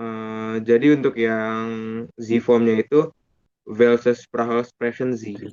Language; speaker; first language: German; non-native, learner; Indonesian